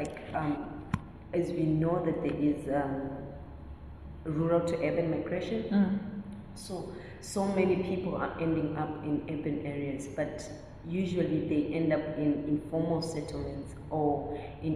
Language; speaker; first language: English; non-native, local second language; Shona